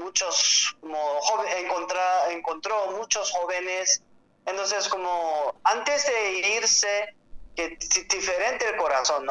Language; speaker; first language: Spanish; non-native, learner; Korean